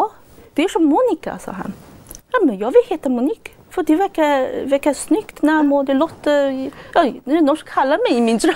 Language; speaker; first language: Swedish; non-native, fluent; Chinese